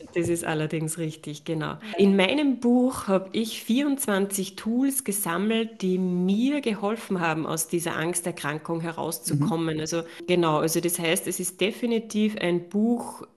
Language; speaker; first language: German; native; German